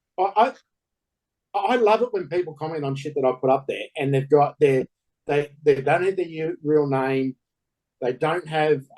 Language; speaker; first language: English; native; English